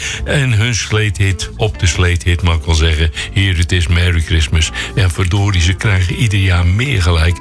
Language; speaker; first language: Dutch; native; Dutch